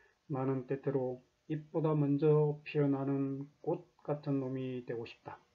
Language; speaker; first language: Korean; native; Korean